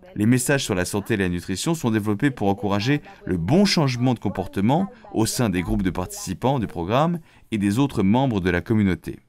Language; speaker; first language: French; non-native, local second language; Haitian Creole